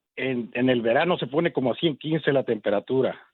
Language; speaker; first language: Spanish; native; Spanish